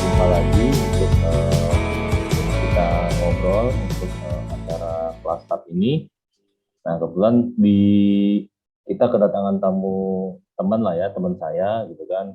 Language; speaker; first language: Indonesian; native; Indonesian